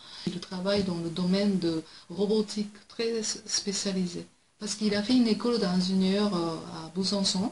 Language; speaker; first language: French; non-native, fluent; Japanese